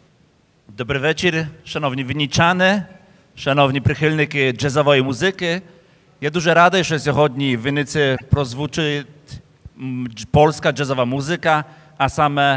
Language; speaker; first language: Ukrainian; non-native, fluent; Polish